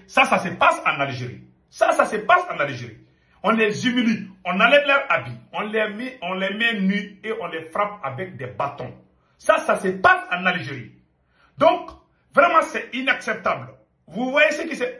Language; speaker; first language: French; non-native, local second language; Bambara